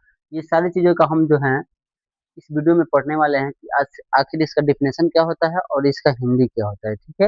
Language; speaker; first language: Hindi; native; Hindi